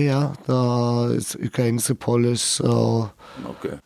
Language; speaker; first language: Norwegian; non-native, learner; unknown